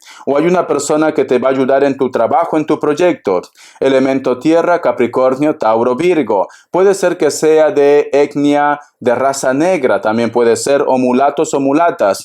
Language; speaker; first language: Spanish; native; Spanish